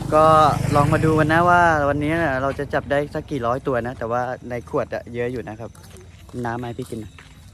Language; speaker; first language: Thai; non-native, local second language; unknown